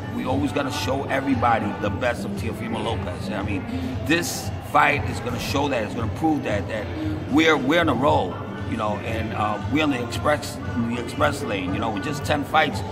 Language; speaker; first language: English; native; English